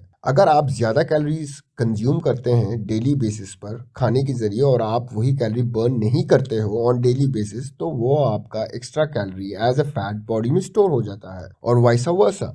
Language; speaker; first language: Hindi; native; Hindi